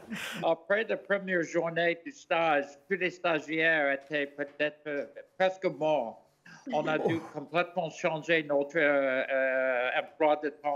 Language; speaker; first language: French; non-native, fluent; English